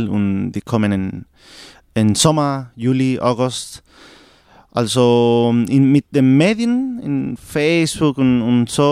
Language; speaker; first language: German; non-native, learner; Spanish